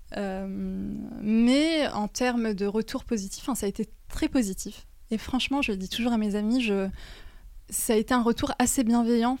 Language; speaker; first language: French; native; French